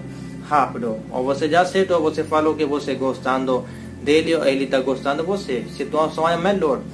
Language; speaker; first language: Portuguese; non-native, learner; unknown